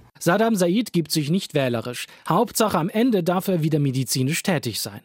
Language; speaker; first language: German; native; German